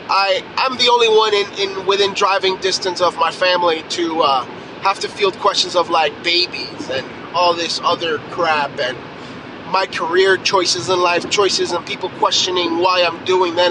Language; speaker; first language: English; native; English